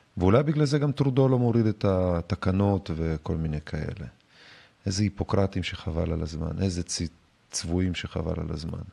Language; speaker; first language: Hebrew; early bilingual, other home language; Russian